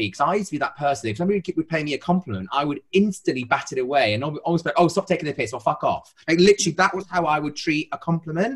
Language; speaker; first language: English; native; English